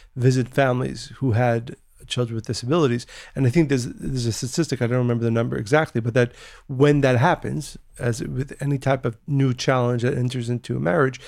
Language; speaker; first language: English; early bilingual, other home language; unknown